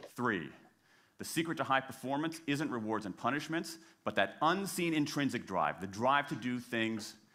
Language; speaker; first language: English; native; English